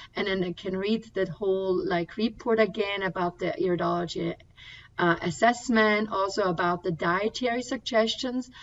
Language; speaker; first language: English; non-native, fluent; German